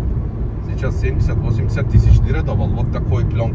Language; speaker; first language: Russian; non-native, learner; Turkish